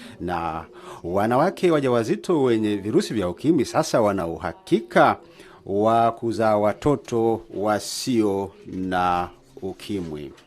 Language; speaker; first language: Swahili; native; Swahili